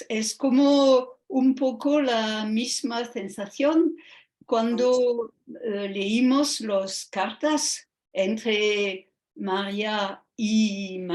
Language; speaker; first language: Spanish; non-native, fluent; French